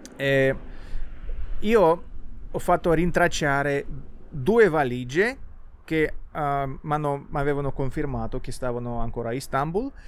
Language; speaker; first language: Italian; non-native, fluent; Russian